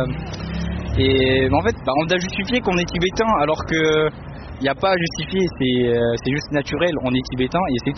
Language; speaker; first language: French; non-native, fluent; Tibetan